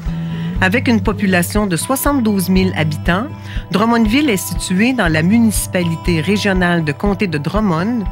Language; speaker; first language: French; native; French